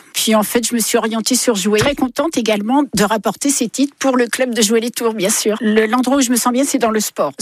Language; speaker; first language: French; native; French